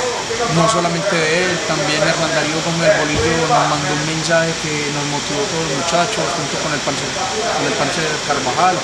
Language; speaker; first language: Spanish; native; Spanish